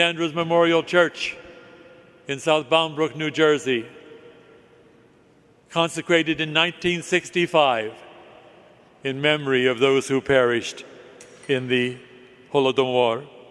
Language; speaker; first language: English; native; English